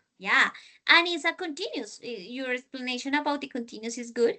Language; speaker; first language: English; non-native, learner; Spanish